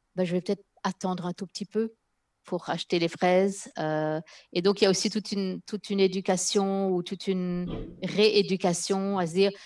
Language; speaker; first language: French; early bilingual, other home language; Dutch